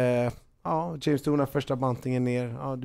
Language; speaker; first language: Swedish; native; Swedish